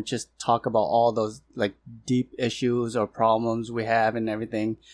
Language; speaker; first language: English; non-native, local second language; Cantonese